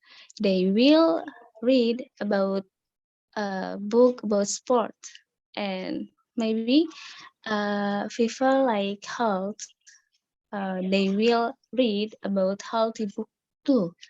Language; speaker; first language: English; non-native, learner; Indonesian